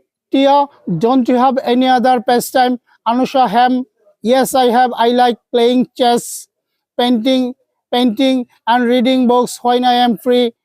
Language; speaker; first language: English; non-native, local second language; Bangla